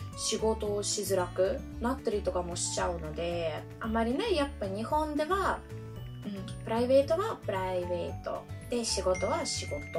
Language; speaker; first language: Japanese; non-native, fluent; Russian